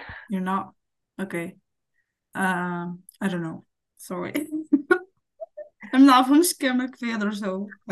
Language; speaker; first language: English; non-native, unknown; Arabic